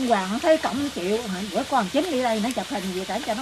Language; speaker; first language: Vietnamese; native; Vietnamese